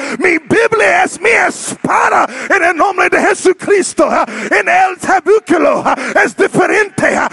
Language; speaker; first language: Spanish; non-native, learner; English